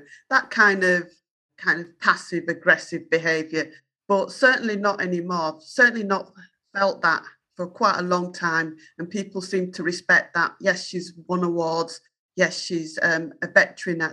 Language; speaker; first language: English; native; English